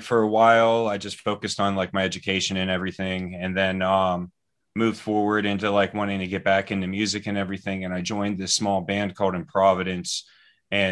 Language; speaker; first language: English; native; English